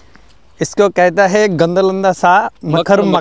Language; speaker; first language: Hindi; non-native, learner; Bangla